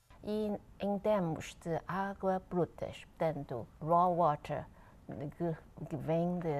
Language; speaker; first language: Portuguese; non-native, local second language; Chinese